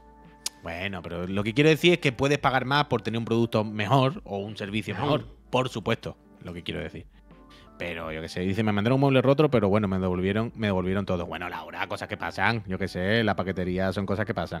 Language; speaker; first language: Spanish; native; Spanish